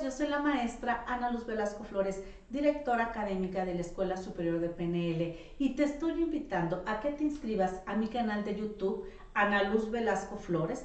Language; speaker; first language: Spanish; native; Spanish